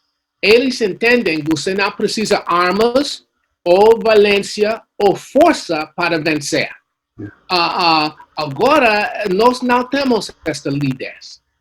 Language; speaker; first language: Portuguese; non-native, learner; English